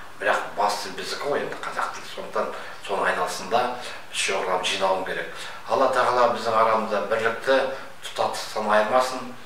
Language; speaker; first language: Kazakh; native; Kazakh